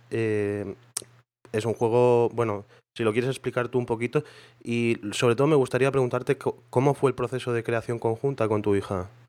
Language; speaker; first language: Spanish; non-native, local second language; Catalan